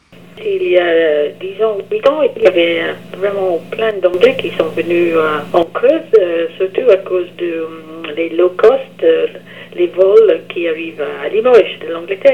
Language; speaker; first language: French; non-native, fluent; English